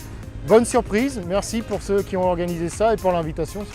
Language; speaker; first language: French; native; French